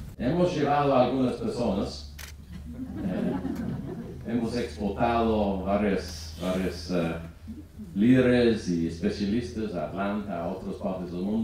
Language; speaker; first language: Spanish; non-native, fluent; English